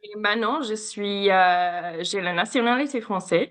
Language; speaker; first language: French; non-native, learner; English